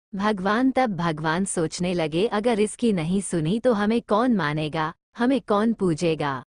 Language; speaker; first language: Hindi; native; Hindi